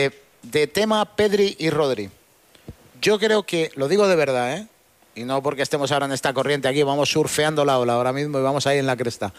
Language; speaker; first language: Spanish; native; Spanish